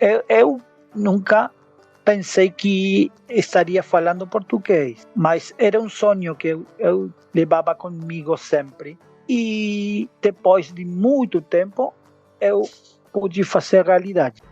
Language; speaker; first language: Portuguese; non-native, learner; Spanish